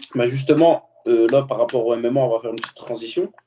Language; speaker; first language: French; native; French